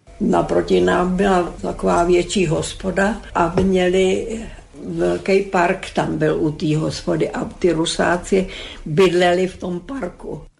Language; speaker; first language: Czech; native; Czech